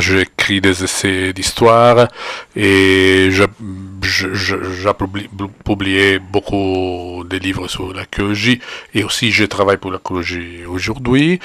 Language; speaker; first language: French; non-native, fluent; Italian